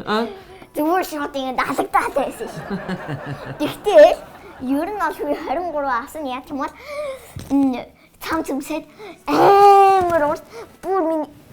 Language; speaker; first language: Mongolian; early bilingual, heritage; Mongolian